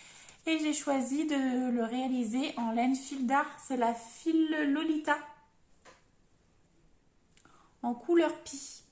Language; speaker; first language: French; native; French